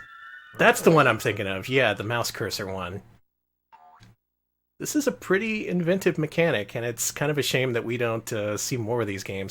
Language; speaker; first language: English; native; English